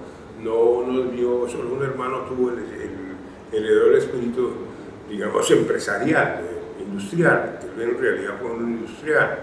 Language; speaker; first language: Spanish; native; Spanish